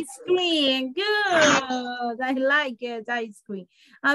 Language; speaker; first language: English; non-native, fluent; Spanish